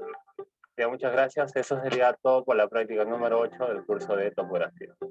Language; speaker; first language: Spanish; native; Spanish